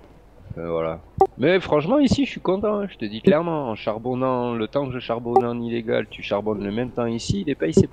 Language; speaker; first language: French; native; French